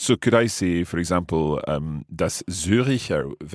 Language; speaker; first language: German; non-native, fluent; English